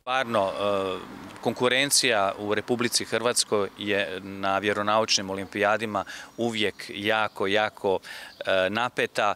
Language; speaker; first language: Croatian; native; Croatian